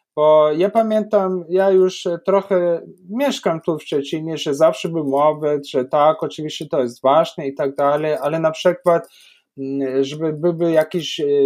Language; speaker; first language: Polish; non-native, fluent; German